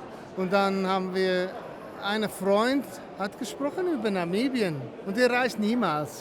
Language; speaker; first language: German; non-native, learner; Dutch